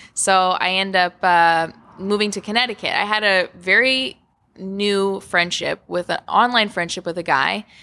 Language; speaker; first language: English; native; English